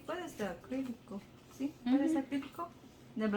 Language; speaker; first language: Spanish; non-native, learner; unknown